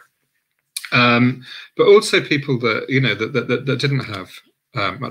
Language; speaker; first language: English; native; English